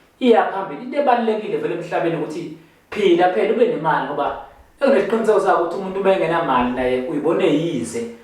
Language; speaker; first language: Zulu; native; Zulu